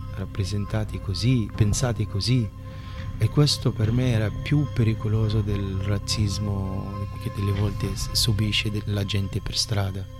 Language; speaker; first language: Italian; non-native, fluent; Arabic